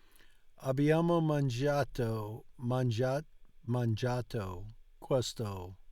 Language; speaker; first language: Italian; non-native, learner; English